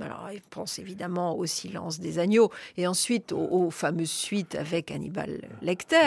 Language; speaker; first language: French; native; French